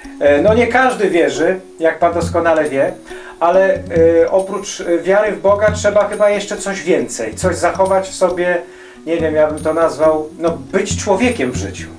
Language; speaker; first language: Polish; native; Polish